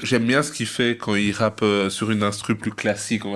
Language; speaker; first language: French; native; French